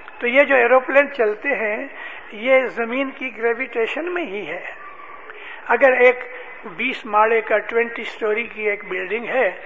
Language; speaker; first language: Urdu; non-native, local second language; Gujarati